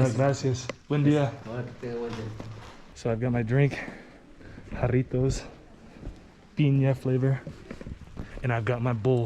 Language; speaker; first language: Spanish; non-native, learner; English